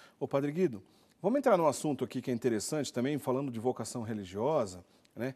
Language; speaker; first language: Portuguese; native; Portuguese